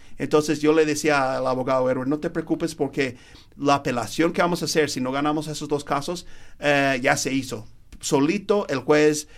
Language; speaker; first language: Spanish; non-native, fluent; English